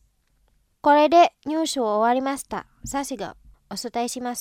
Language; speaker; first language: Japanese; non-native, fluent; Indonesian